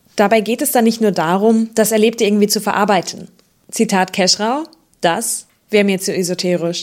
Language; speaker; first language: German; native; German